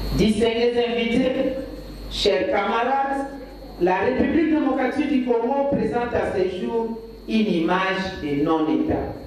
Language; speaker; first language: French; non-native, local second language; Lingala